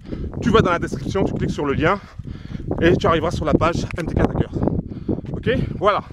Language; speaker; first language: French; native; French